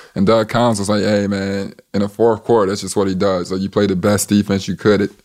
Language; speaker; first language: English; native; English